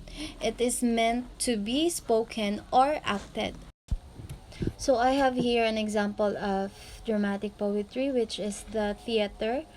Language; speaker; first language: English; non-native, fluent; Filipino